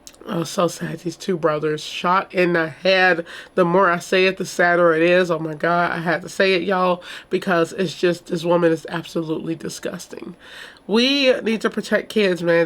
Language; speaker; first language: English; native; English